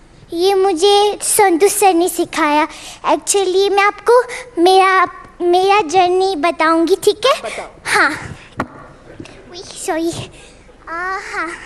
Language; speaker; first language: Hindi; non-native, local second language; Bangla